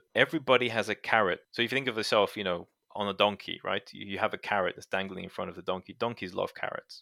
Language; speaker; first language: English; non-native, fluent; Portuguese